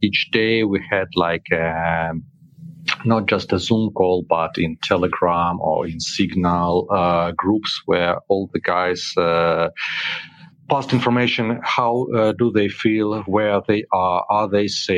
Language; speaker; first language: English; non-native, fluent; Ukrainian